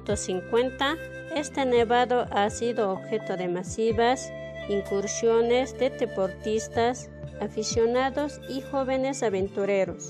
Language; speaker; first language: Spanish; native; Spanish